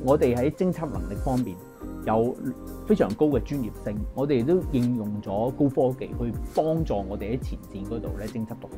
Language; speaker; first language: Cantonese; native; Cantonese